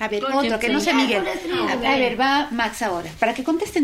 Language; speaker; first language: Spanish; native; Spanish